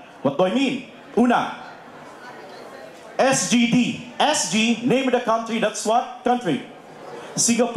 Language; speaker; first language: English; non-native, local second language; Filipino